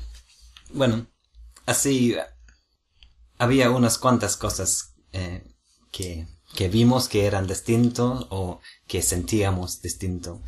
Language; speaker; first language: Spanish; non-native, fluent; English